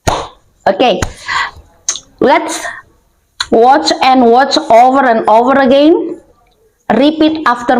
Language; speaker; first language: English; non-native, learner; Indonesian